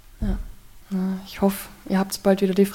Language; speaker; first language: German; native; German